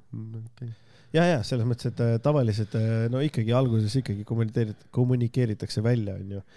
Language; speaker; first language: Estonian; non-native, local second language; Russian